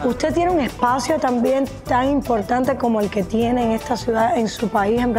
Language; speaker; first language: Spanish; native; Spanish